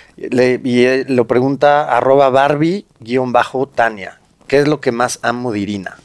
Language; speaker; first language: Spanish; native; Spanish